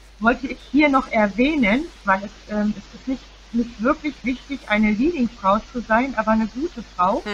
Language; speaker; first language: German; native; German